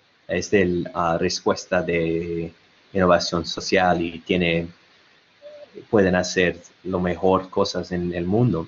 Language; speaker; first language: Spanish; non-native, learner; English